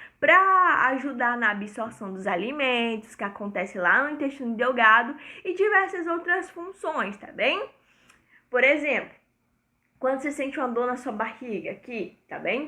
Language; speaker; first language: Portuguese; native; Portuguese